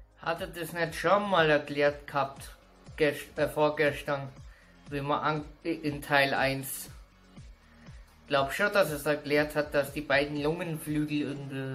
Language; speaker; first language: German; native; German